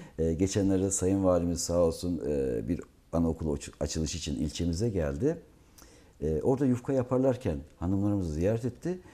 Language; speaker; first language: Turkish; native; Turkish